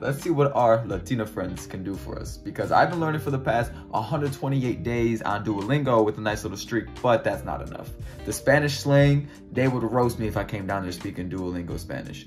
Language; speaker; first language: English; native; English